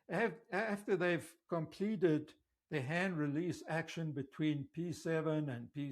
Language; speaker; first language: English; native; English